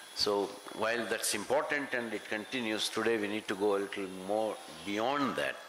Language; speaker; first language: English; non-native, local second language; Kannada